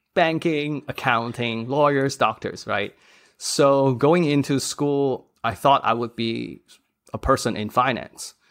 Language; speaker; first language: English; non-native, local second language; Cantonese